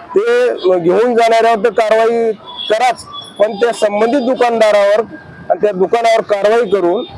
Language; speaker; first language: Marathi; native; Marathi